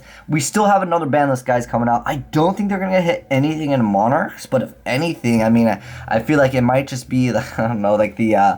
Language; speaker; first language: English; native; English